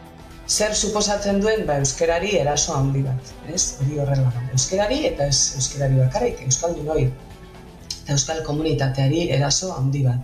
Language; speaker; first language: Basque; native; Basque